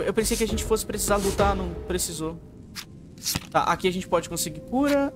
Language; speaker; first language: Portuguese; native; Portuguese